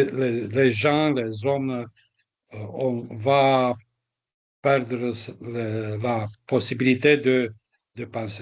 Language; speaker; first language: French; non-native, fluent; Romanian